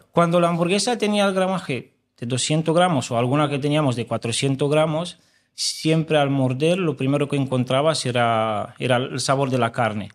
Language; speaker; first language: Spanish; non-native, fluent; Romanian